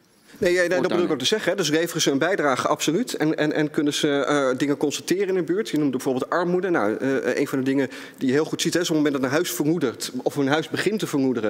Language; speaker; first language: Dutch; native; Dutch